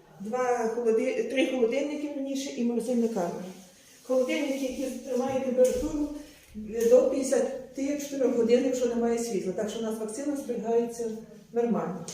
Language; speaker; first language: Ukrainian; native; Ukrainian